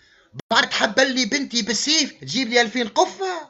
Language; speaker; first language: Arabic; native; Arabic